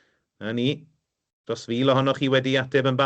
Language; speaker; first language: Welsh; native; Welsh